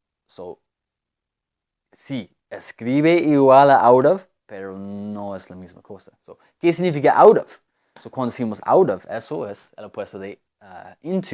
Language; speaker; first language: Spanish; non-native, fluent; English